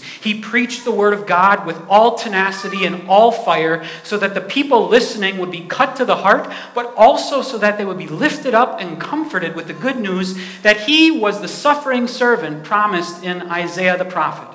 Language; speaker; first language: English; native; English